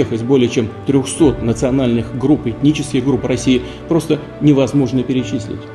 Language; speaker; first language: Russian; native; Russian